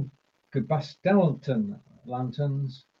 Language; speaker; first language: German; non-native, fluent; English